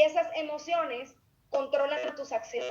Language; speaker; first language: Spanish; native; Spanish